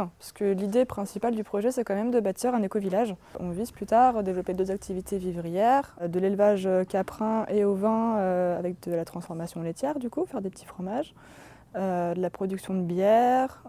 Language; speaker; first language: French; native; French